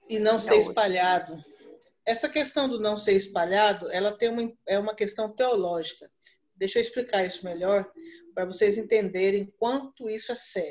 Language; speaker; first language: Portuguese; native; Portuguese